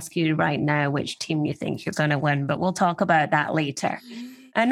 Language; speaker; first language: English; native; English